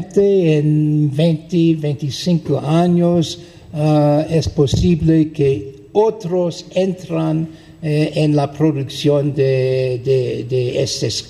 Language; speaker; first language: Spanish; non-native, fluent; English